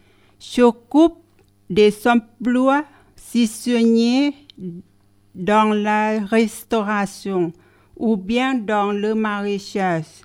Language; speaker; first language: French; non-native, learner; Thai